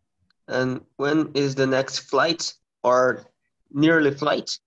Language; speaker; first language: English; non-native, learner; Portuguese